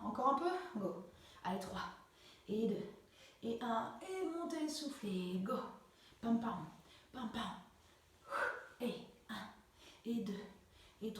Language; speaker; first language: French; native; French